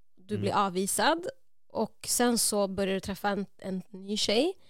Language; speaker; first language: Swedish; native; Swedish